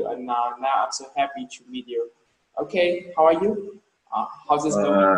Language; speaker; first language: English; non-native, learner; Vietnamese